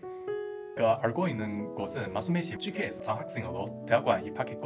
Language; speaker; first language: Korean; non-native, fluent; Chinese